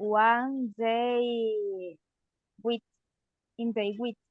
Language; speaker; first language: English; non-native, learner; Spanish